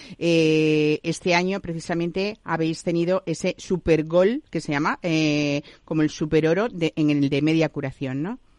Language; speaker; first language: Spanish; native; Spanish